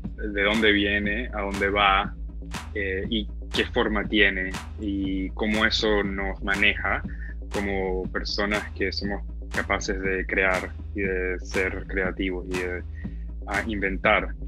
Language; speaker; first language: Spanish; native; Spanish